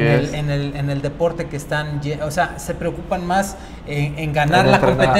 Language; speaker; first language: Spanish; native; Spanish